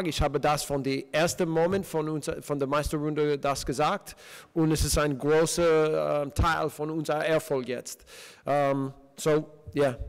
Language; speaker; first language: German; non-native, fluent; English